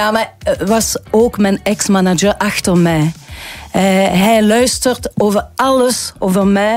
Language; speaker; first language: Dutch; non-native, local second language; French